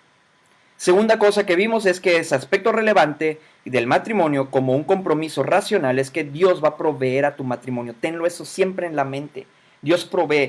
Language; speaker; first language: Spanish; native; Spanish